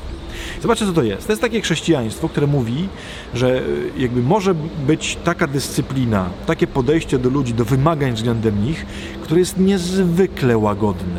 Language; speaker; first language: Polish; native; Polish